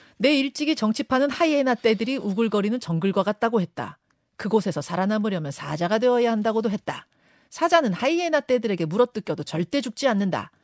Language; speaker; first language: Korean; native; Korean